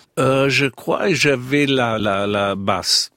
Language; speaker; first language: French; non-native, fluent; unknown